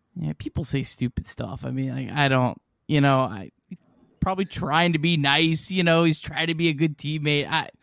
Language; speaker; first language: English; native; English